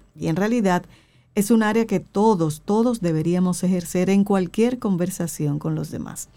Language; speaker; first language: Spanish; native; Spanish